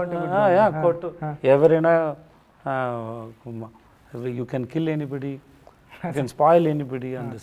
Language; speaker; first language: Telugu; non-native, learner; Tamil